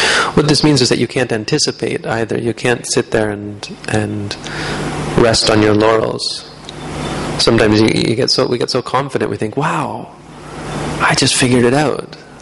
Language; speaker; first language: English; native; English